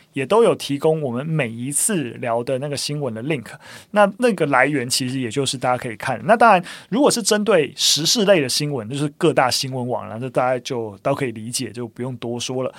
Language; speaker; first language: Chinese; native; Chinese